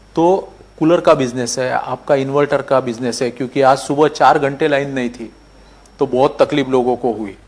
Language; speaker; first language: Hindi; non-native, local second language; Marathi